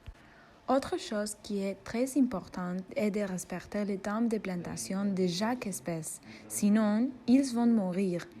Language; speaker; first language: French; non-native, learner; Spanish